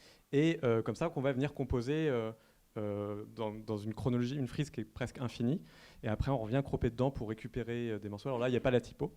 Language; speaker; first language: French; native; French